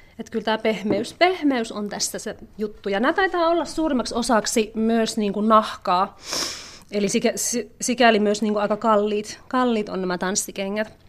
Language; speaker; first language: Finnish; native; Finnish